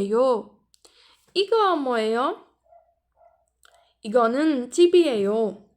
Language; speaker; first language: Korean; non-native, fluent; Portuguese